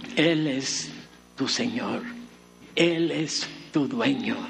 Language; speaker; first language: Spanish; native; Spanish